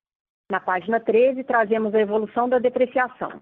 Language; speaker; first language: Portuguese; native; Portuguese